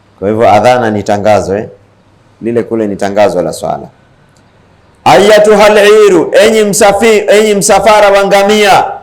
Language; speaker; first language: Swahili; native; Swahili